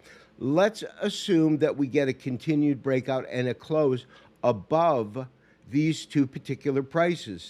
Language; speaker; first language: English; native; English